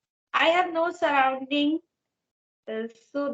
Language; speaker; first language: English; non-native, learner; Hindi